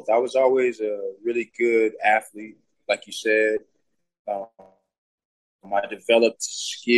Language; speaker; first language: English; native; English